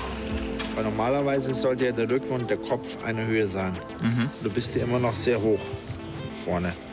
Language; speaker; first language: German; native; German